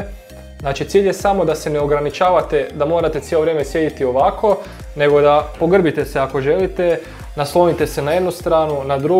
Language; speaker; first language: Croatian; native; Croatian